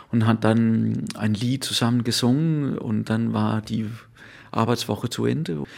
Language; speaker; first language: German; non-native, learner; Danish